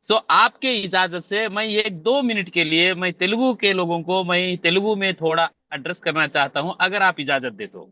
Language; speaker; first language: Hindi; non-native, local second language; Telugu